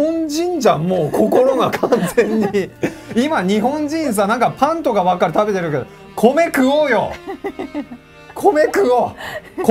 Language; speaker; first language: Japanese; native; Japanese